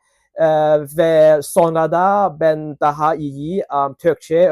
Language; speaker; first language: Turkish; non-native, learner; Cantonese